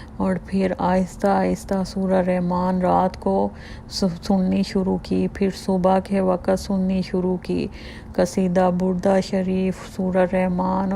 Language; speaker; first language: Urdu; native; Urdu